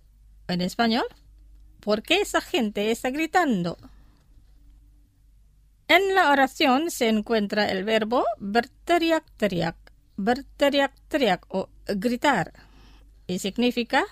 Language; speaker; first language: Spanish; non-native, fluent; Indonesian